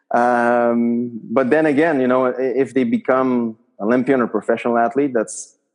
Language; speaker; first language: English; native; English